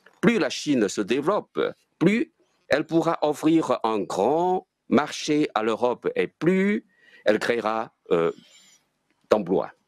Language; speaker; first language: French; non-native, fluent; Chinese